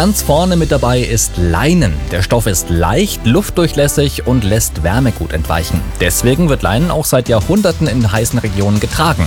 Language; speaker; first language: German; native; German